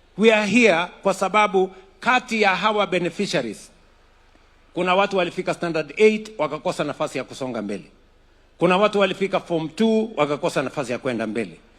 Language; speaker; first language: Swahili; non-native, local second language; Kalenjin